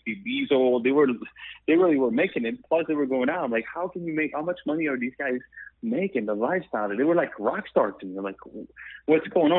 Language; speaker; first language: English; non-native, fluent; French